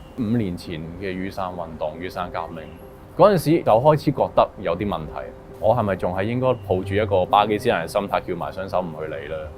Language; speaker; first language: Cantonese; early bilingual, other home language; Urdu